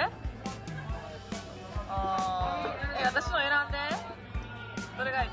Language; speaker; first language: Japanese; native; Japanese